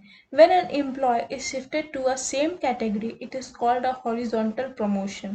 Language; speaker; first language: English; non-native, local second language; Hindi